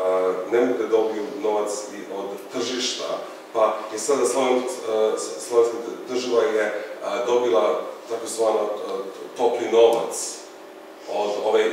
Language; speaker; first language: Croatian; non-native, fluent; English